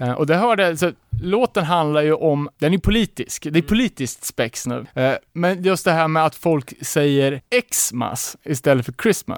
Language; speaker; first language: Swedish; native; Swedish